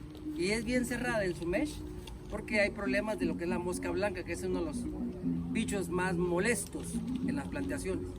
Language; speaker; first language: Spanish; native; Spanish